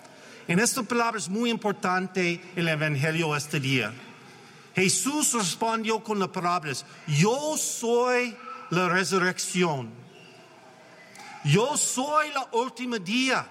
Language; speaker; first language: Spanish; non-native, learner; English